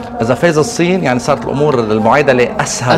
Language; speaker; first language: Arabic; native; Arabic